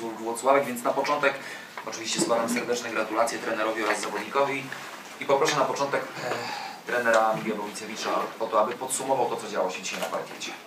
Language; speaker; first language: Polish; native; Polish